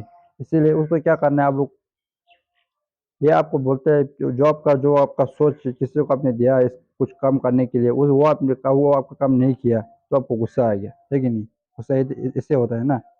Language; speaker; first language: Hindi; non-native, fluent; Tibetan